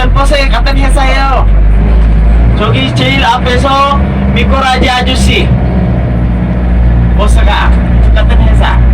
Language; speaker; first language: Korean; non-native, learner; Indonesian